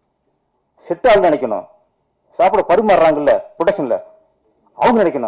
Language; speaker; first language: Tamil; native; Tamil